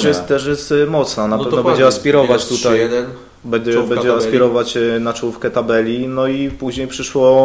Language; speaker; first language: Polish; native; Polish